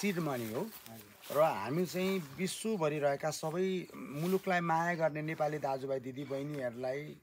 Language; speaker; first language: Nepali; native; Nepali